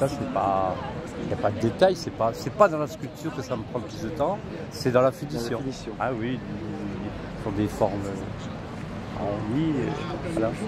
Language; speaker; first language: French; native; French